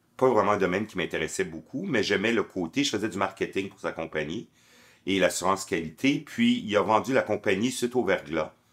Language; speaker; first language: French; native; French